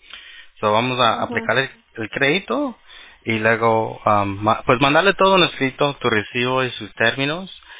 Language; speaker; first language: Spanish; early bilingual, heritage; Spanish